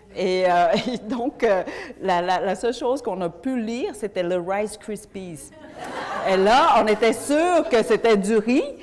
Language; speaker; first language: French; early bilingual, other home language; Vietnamese